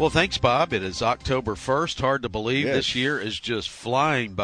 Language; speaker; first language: English; native; English